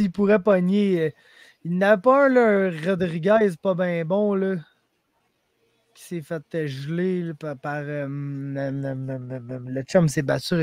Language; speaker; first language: French; native; French